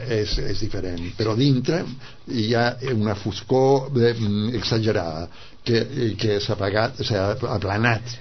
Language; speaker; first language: Catalan; non-native, fluent; Spanish